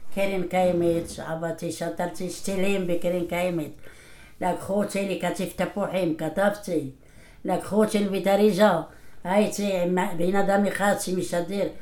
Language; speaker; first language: Hebrew; non-native, fluent; Arabic